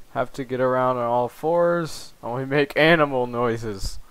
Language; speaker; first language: English; native; English